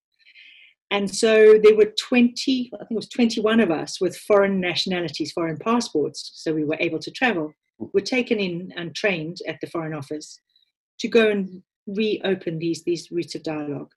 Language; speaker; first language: English; native; English